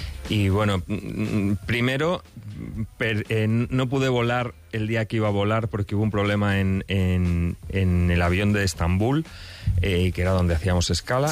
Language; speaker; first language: Spanish; native; Spanish